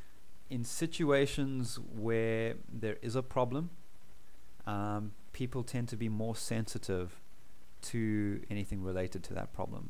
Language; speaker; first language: English; native; English